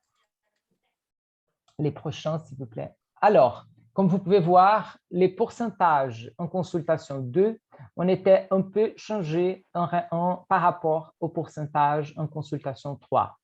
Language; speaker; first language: French; non-native, fluent; Portuguese